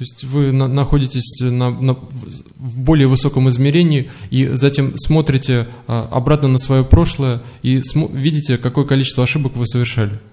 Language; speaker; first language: Russian; native; Russian